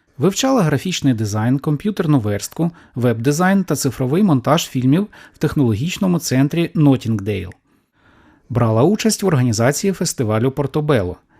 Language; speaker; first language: Ukrainian; native; Ukrainian